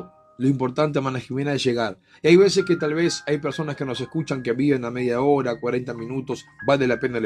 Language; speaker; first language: Spanish; native; Spanish